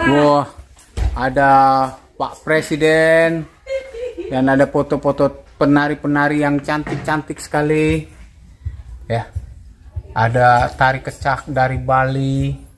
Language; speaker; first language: Indonesian; native; Indonesian